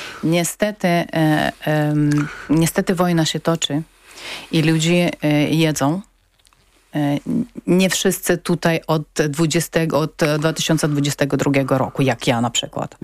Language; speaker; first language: Polish; non-native, learner; Ukrainian